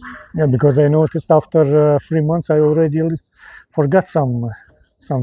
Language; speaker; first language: English; non-native, fluent; Romanian